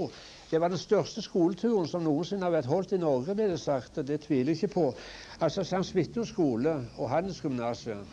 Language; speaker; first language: Norwegian; native; Norwegian